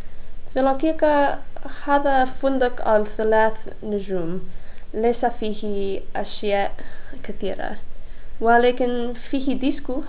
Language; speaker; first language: Arabic; non-native, learner; English